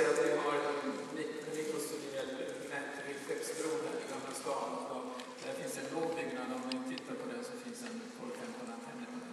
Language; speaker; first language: Swedish; native; Swedish